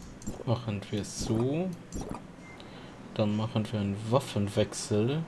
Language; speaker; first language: German; non-native, local second language; Luxembourgish